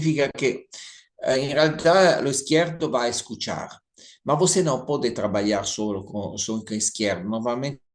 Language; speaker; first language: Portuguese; non-native, learner; Italian